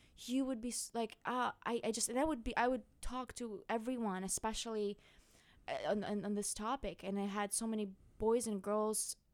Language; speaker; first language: English; non-native, fluent; Russian